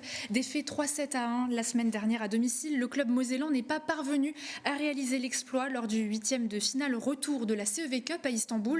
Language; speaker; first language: French; native; French